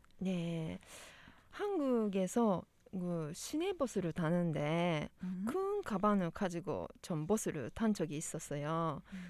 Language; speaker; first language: Korean; non-native, fluent; Japanese